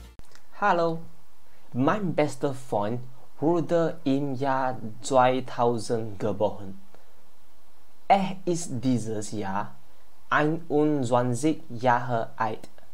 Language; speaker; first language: German; non-native, learner; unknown